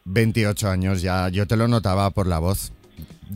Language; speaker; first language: Spanish; native; Spanish